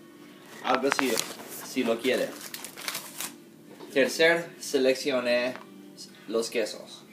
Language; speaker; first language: Spanish; non-native, learner; English